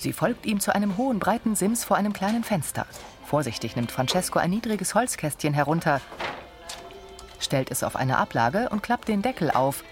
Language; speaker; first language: German; native; German